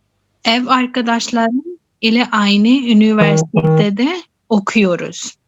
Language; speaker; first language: Turkish; non-native, learner; Urdu